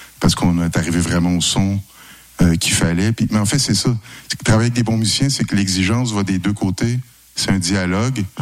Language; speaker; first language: French; native; French